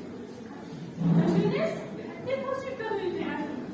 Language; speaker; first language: French; non-native, local second language; Arabic